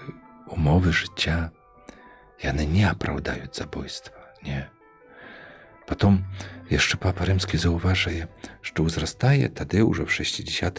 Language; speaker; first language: Polish; non-native, local second language; Belarusian